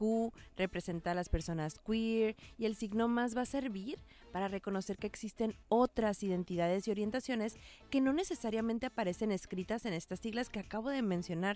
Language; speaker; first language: Spanish; native; Spanish